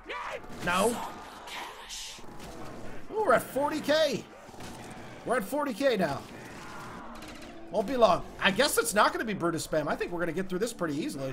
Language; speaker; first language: English; native; English